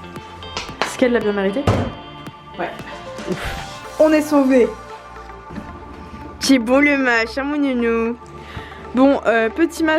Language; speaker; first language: French; native; French